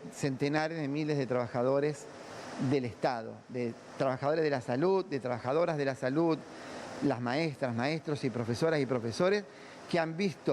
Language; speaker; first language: Spanish; native; Spanish